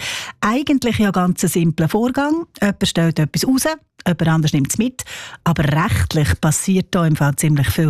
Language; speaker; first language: German; native; German